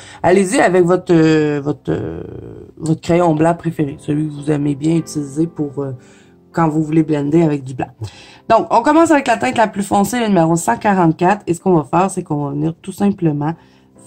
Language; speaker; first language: French; native; French